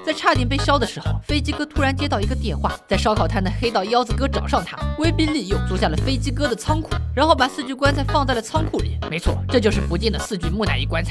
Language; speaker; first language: Chinese; native; Chinese